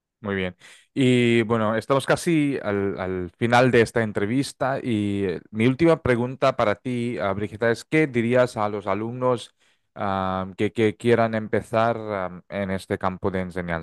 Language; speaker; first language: Spanish; non-native, fluent; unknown